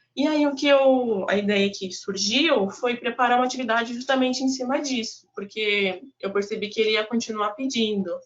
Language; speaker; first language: Portuguese; native; Portuguese